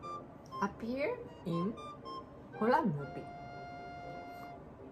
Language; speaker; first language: English; non-native, learner; Japanese